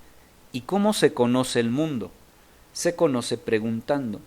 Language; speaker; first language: Spanish; native; Spanish